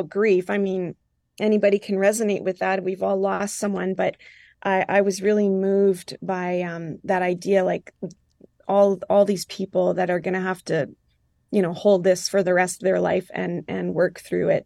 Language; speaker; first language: English; non-native, fluent; French